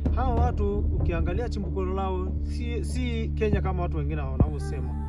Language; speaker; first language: Swahili; non-native, local second language; Masai